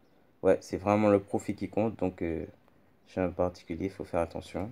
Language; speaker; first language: French; native; French